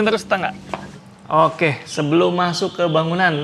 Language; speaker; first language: Indonesian; native; Indonesian